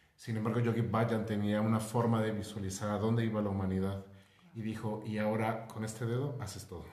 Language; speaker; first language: Spanish; native; Spanish